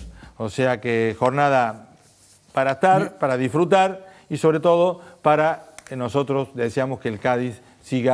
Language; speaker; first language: Spanish; native; Spanish